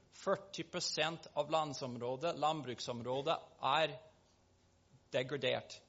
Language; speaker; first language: Norwegian; non-native, fluent; English